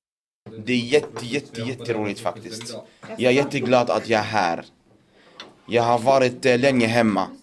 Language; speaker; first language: Swedish; non-native, local second language; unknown